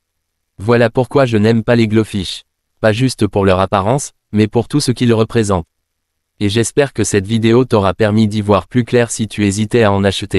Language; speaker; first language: French; native; French